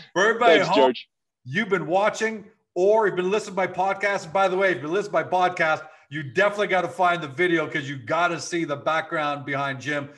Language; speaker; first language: English; native; English